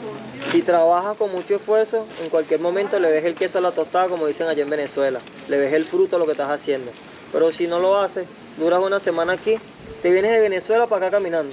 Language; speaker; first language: Spanish; native; Spanish